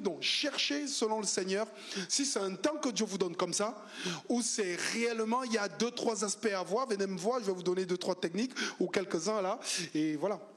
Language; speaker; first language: French; native; French